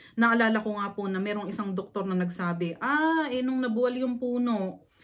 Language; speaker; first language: Filipino; native; Filipino